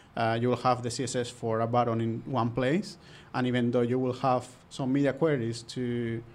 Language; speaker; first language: English; non-native, fluent; Spanish